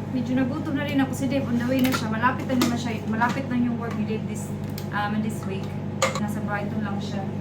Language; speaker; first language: Filipino; non-native, local second language; Cebuano